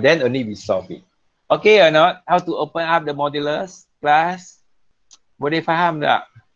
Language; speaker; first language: English; non-native, local second language; Malay